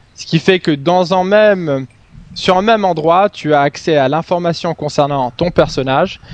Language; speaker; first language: French; non-native, fluent; Swedish